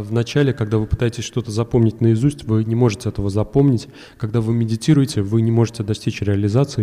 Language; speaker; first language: Russian; native; Russian